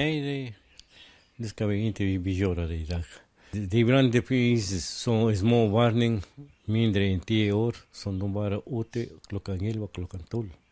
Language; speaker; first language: Swedish; non-native, fluent; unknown